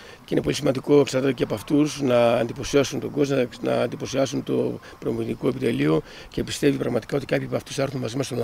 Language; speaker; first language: Greek; native; Greek